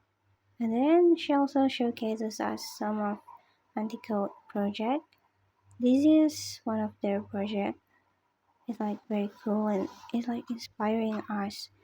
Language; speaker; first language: English; non-native, learner; Indonesian